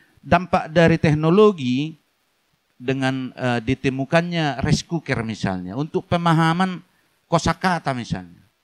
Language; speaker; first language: Indonesian; non-native, local second language; Batak Toba